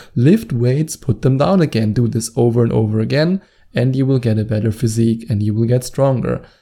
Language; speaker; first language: English; non-native, fluent; German